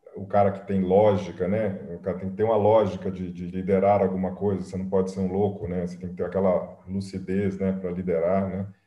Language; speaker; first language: Portuguese; native; Portuguese